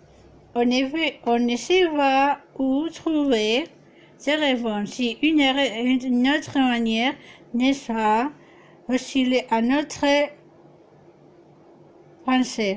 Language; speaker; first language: French; non-native, fluent; Spanish